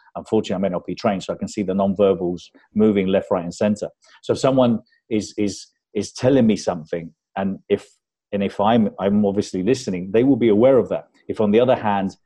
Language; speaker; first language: English; early bilingual, other home language; Spanish